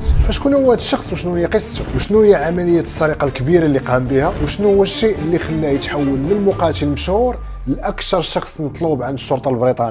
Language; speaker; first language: Arabic; native; Arabic